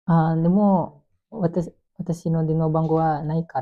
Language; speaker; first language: Japanese; non-native, learner; Indonesian